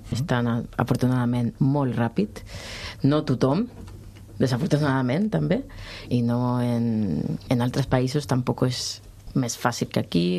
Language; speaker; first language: Catalan; non-native, local second language; Spanish